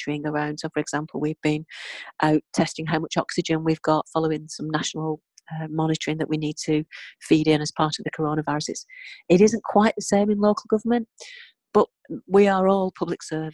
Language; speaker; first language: English; native; English